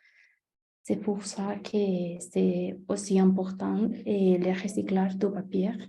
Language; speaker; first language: French; non-native, learner; Spanish